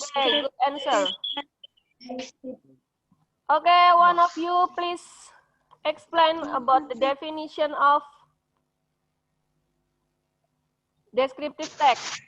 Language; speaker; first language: English; non-native, fluent; Indonesian